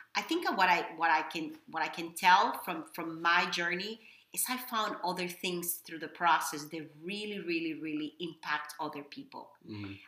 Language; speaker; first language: English; non-native, fluent; Spanish